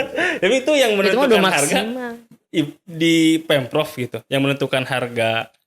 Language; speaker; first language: Indonesian; native; Indonesian